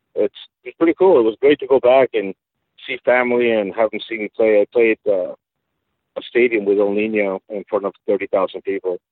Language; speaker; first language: English; early bilingual, other home language; Spanish